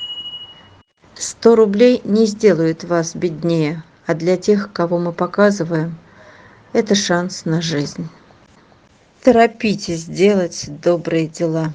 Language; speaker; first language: Russian; native; Russian